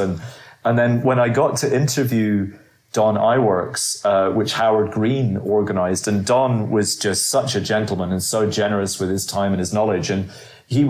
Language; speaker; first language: English; native; English